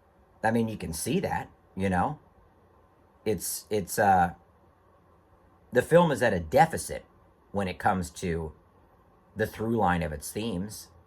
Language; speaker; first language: English; native; English